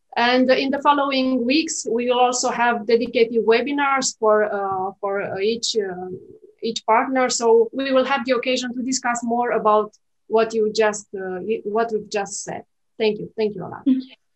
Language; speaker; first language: English; non-native, fluent; Romanian